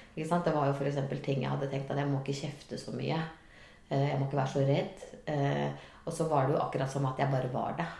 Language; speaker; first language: Norwegian; native; Norwegian